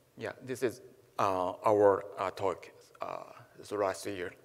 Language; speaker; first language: English; non-native, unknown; Japanese